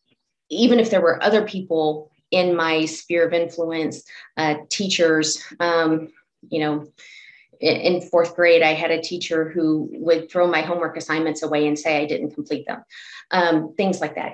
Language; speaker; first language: English; native; English